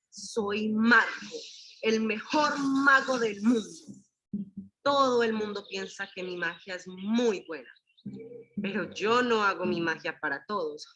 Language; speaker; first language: Spanish; non-native, learner; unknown